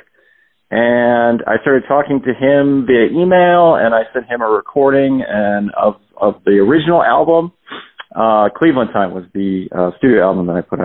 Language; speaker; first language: English; native; English